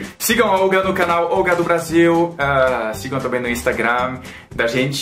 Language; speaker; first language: Portuguese; non-native, fluent; French